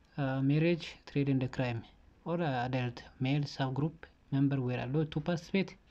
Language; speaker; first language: English; non-native, fluent; Amharic